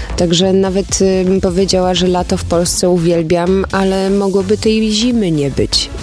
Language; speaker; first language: Polish; early bilingual, heritage; Polish